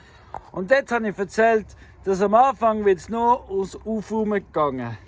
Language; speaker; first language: German; native; German